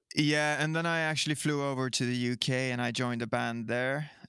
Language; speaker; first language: English; non-native, fluent; Swedish